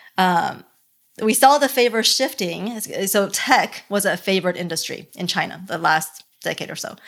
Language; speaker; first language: English; early bilingual, other home language; Chinese